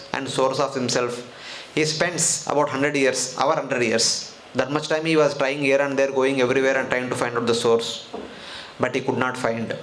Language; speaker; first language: English; non-native, local second language; Telugu